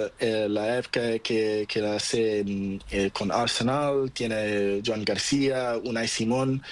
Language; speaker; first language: Spanish; non-native, learner; Portuguese